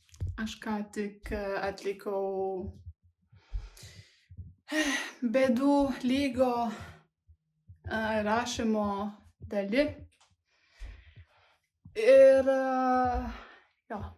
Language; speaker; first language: Lithuanian; non-native, learner; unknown